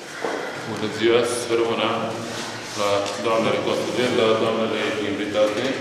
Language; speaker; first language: Romanian; native; Romanian